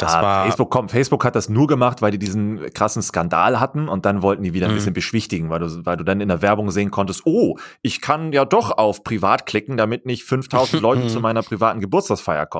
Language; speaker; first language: German; native; German